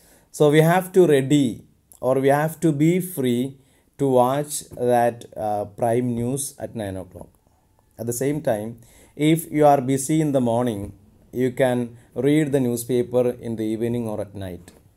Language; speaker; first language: English; non-native, local second language; Malayalam